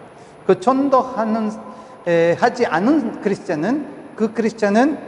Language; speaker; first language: Korean; non-native, fluent; Spanish